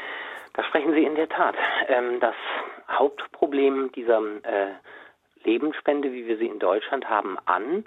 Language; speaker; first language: German; native; German